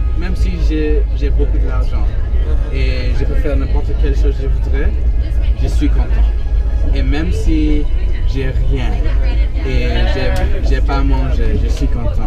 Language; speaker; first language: French; non-native, fluent; English